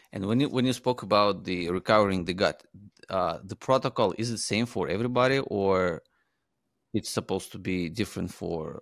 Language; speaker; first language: English; non-native, fluent; Uzbek